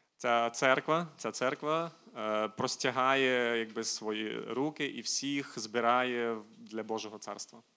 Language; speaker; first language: Ukrainian; native; Ukrainian